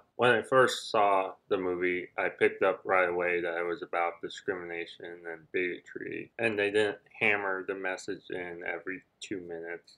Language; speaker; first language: English; native; English